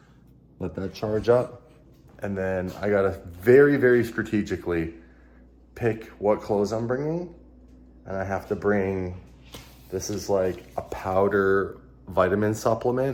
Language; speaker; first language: English; native; English